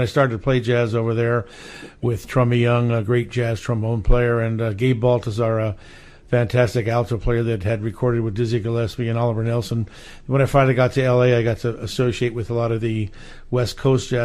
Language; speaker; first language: English; native; English